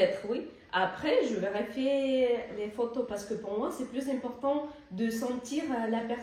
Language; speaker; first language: French; non-native, learner; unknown